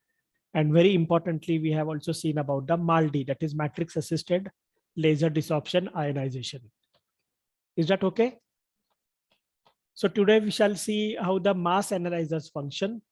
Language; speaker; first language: English; non-native, local second language; Marathi